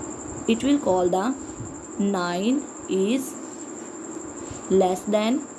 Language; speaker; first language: English; non-native, local second language; Urdu